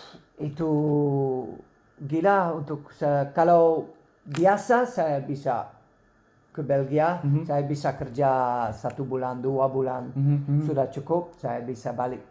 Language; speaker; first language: Indonesian; non-native, learner; Dutch